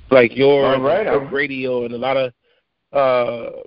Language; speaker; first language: English; native; English